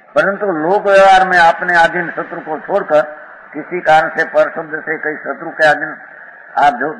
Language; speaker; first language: Hindi; non-native, local second language; Gujarati